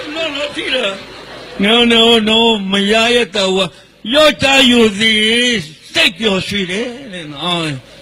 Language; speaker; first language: Burmese; non-native, local second language; Karen languages